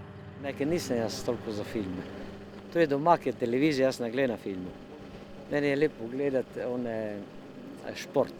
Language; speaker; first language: Slovenian; non-native, local second language; Croatian